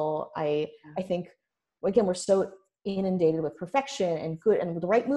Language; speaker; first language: English; native; English